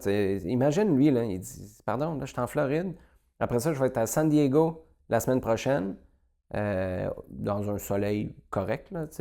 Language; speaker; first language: French; native; French